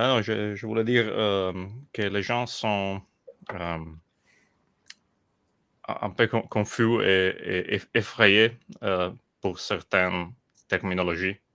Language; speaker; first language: French; non-native, learner; Italian